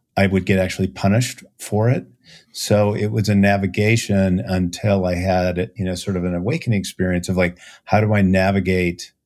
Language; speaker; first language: English; native; English